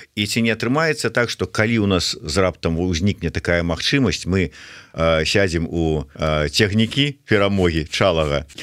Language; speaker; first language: Belarusian; native; Belarusian